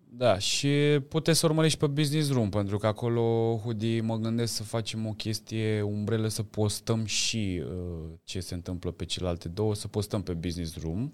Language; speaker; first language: Romanian; native; Romanian